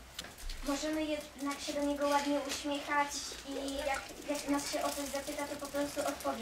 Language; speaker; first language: Polish; native; Polish